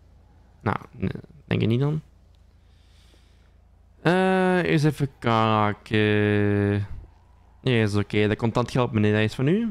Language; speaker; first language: Dutch; native; Dutch